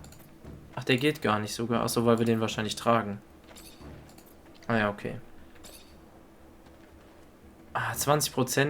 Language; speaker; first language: German; native; German